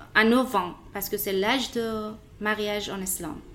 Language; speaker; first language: French; non-native, learner; Persian